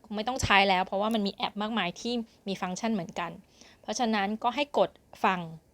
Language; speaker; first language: Thai; native; Thai